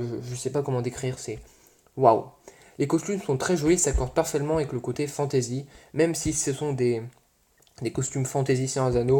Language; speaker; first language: French; native; French